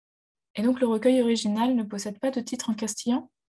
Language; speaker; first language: French; native; French